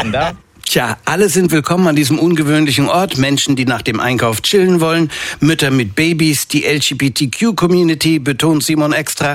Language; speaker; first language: German; native; German